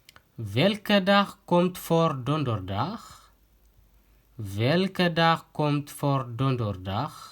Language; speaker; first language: Dutch; non-native, fluent; Tigrinya